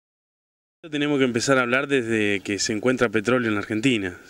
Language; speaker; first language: Spanish; native; Spanish